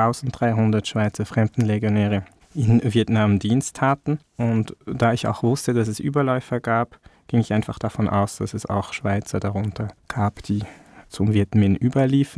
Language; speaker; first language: German; early bilingual, other home language; Vietnamese